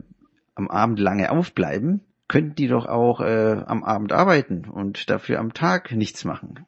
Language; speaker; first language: German; native; German